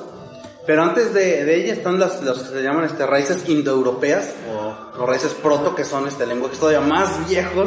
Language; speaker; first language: Spanish; native; Spanish